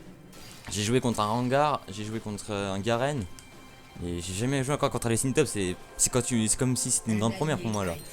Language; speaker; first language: French; native; French